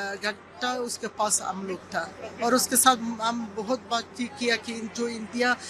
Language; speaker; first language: Hindi; non-native, learner; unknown